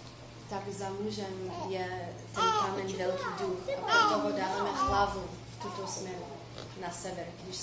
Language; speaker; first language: Czech; non-native, fluent; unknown